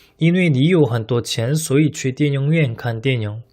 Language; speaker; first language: Chinese; non-native, fluent; Korean